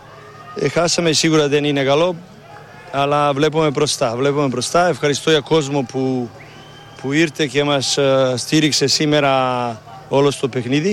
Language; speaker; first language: Greek; non-native, learner; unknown